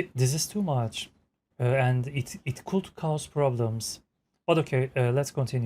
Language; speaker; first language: English; non-native, fluent; Turkish